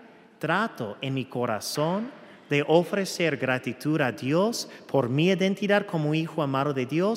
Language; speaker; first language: Spanish; non-native, fluent; English